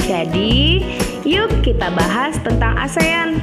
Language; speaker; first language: Indonesian; native; Indonesian